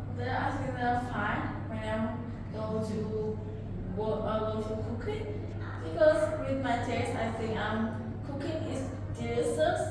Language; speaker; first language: English; non-native, learner; Vietnamese